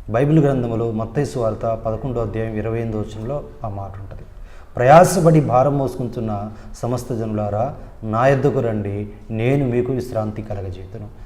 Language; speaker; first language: Telugu; non-native, local second language; Urdu